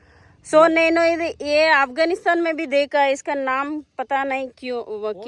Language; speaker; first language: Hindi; non-native, local second language; Telugu